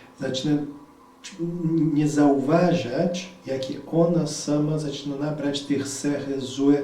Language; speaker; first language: Polish; non-native, fluent; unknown